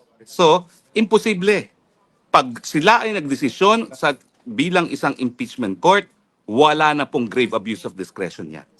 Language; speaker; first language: Filipino; native; Filipino